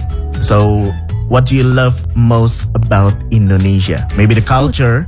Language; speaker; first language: English; non-native, fluent; Indonesian